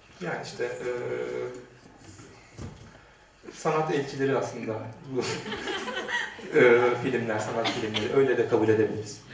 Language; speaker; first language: Turkish; native; Turkish